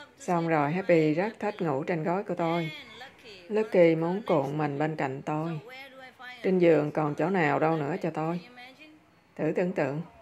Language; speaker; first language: Vietnamese; native; Vietnamese